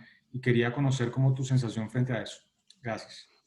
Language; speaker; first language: Spanish; native; Spanish